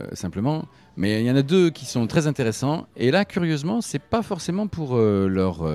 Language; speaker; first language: French; native; French